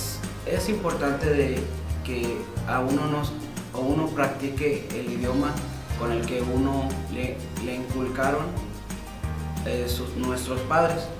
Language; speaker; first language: Spanish; early bilingual, heritage; Spanish